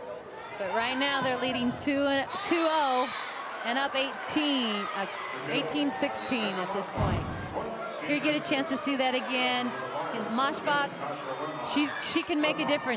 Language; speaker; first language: English; native; English